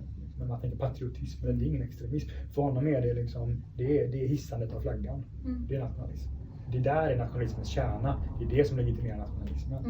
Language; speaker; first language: Swedish; early bilingual, other home language; Persian